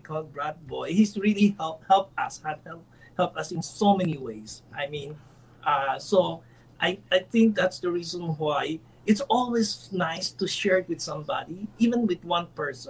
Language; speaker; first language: English; non-native, local second language; Filipino